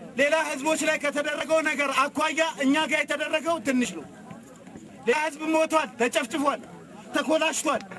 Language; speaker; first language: Amharic; non-native, local second language; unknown